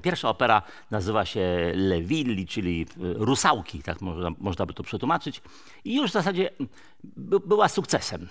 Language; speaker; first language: Polish; native; Polish